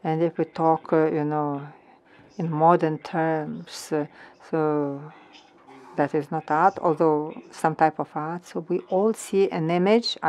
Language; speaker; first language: English; non-native, fluent; Lithuanian